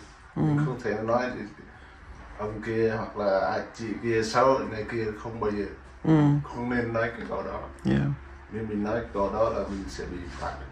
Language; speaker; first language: Vietnamese; non-native, local second language; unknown